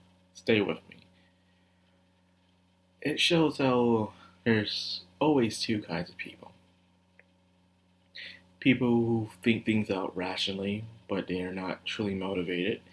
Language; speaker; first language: English; native; English